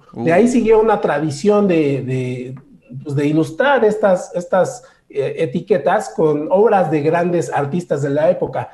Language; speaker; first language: Spanish; native; Spanish